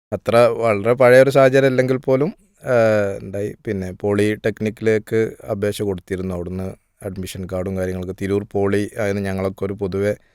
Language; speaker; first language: Malayalam; native; Malayalam